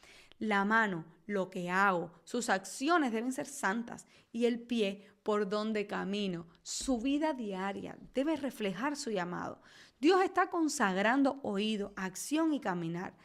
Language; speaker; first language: Spanish; native; Spanish